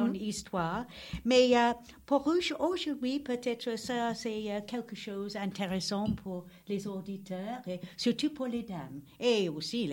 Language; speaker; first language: French; non-native, learner; English